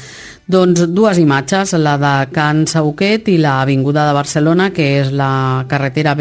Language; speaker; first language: Catalan; native; Catalan